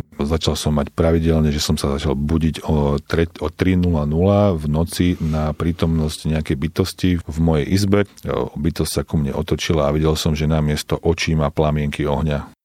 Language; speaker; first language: Slovak; native; Slovak